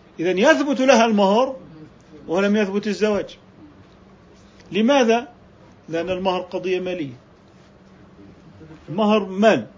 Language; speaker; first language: Arabic; native; Arabic